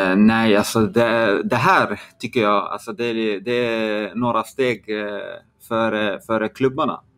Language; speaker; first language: Swedish; early bilingual, other home language; Kurdish